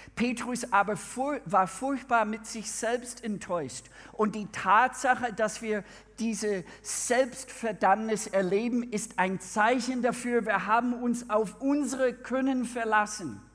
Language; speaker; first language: German; non-native, fluent; English